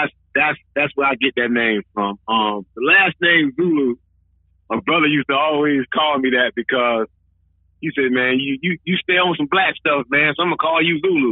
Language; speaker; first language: English; native; English